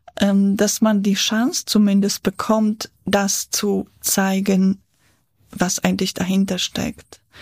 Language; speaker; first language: German; non-native, fluent; Polish